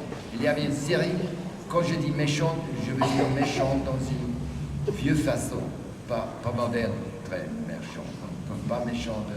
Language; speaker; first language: French; non-native, fluent; English